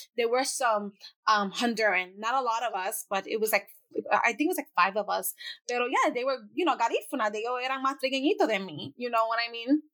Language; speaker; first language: English; native; English